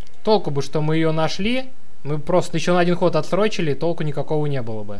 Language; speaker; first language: Russian; native; Russian